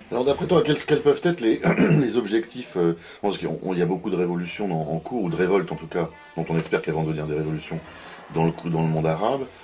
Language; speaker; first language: French; native; French